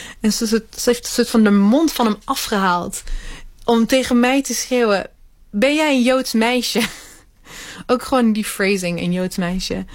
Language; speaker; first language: Dutch; early bilingual, other home language; Hebrew